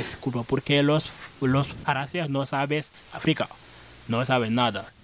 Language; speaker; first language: Spanish; non-native, learner; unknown